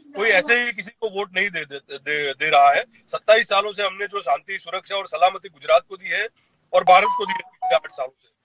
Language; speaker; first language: Hindi; non-native, local second language; Gujarati